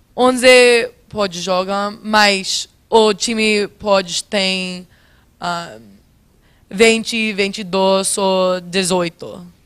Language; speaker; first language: Portuguese; non-native, fluent; English